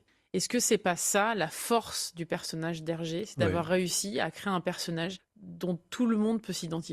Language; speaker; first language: French; native; French